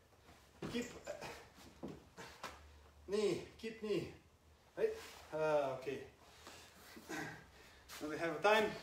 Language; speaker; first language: English; non-native, learner; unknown